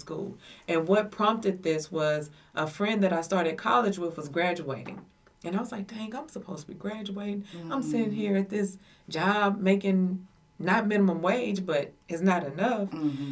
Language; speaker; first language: English; native; English